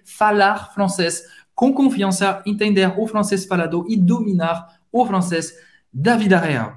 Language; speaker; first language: Portuguese; non-native, fluent; French